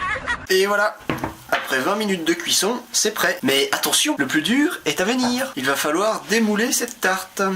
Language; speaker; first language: French; native; French